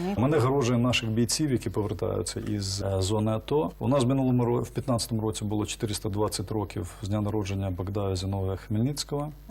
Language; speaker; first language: Ukrainian; native; Ukrainian